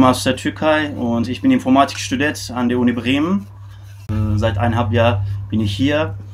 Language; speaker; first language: German; non-native, fluent; Turkish